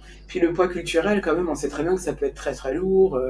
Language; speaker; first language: French; native; French